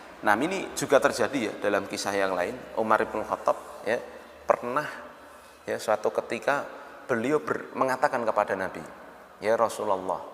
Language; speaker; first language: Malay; non-native, local second language; Javanese